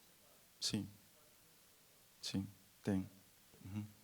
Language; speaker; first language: Portuguese; non-native, fluent; Spanish